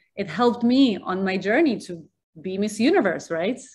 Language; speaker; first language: English; early bilingual, other home language; Russian